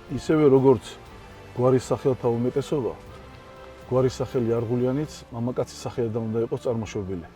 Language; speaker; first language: Georgian; non-native, local second language; Svan